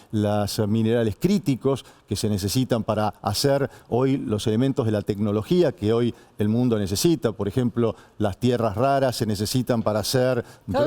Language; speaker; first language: Spanish; native; Spanish